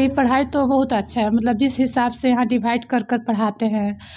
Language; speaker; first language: Hindi; native; Hindi